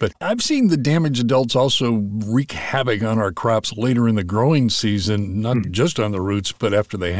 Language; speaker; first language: English; native; English